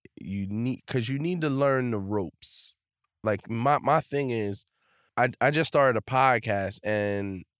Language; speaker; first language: English; native; English